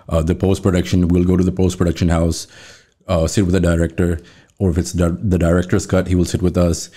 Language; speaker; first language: English; native; English